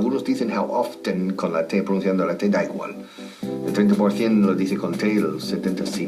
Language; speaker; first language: Spanish; native; Spanish